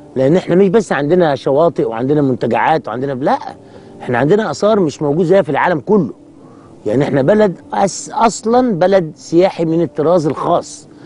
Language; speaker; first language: Arabic; native; Arabic